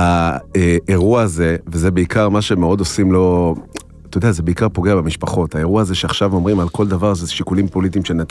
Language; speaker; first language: Hebrew; native; Hebrew